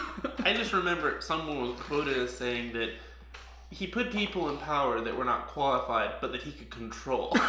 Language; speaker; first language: English; native; English